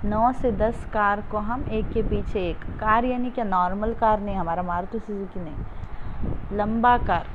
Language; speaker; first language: Hindi; non-native, local second language; Kannada